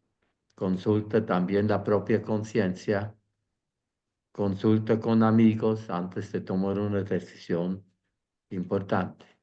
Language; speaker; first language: Spanish; non-native, fluent; Swiss German